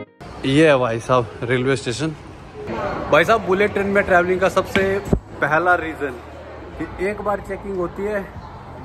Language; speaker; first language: Hindi; native; Hindi